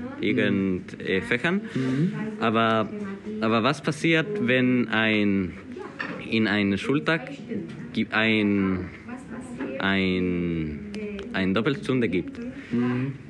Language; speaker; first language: German; non-native, learner; Spanish